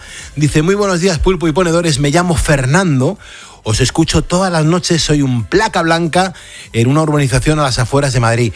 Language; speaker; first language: Spanish; native; Spanish